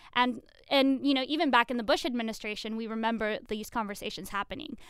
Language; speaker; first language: English; native; English